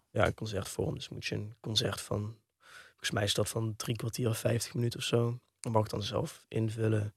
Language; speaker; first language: Dutch; native; Dutch